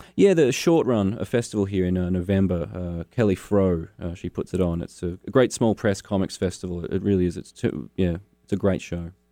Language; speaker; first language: English; native; English